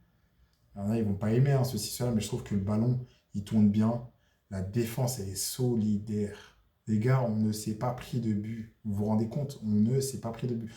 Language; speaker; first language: French; native; French